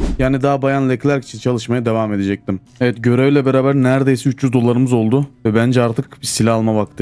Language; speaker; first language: Turkish; native; Turkish